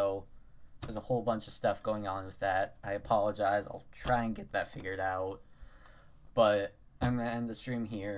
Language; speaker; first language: English; native; English